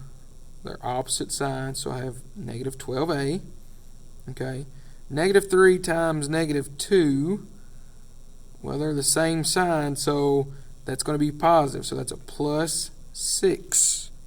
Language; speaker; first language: English; native; English